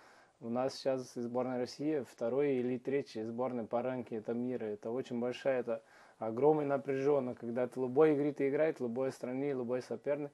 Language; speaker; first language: Russian; non-native, learner; Portuguese